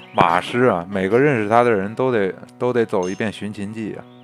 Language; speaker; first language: Chinese; native; Chinese